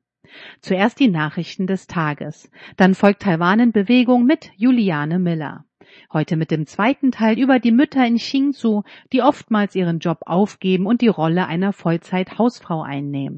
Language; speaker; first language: German; native; German